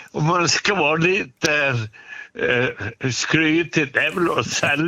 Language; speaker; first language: Swedish; native; Swedish